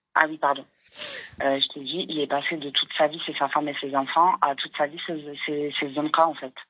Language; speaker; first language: French; early bilingual, other home language; Arabic